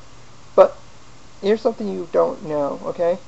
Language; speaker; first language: English; native; English